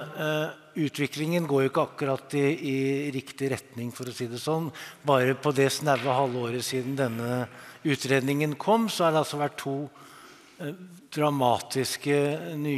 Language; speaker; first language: Norwegian; native; Norwegian